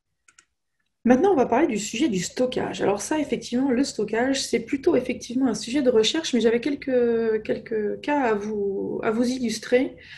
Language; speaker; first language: French; native; French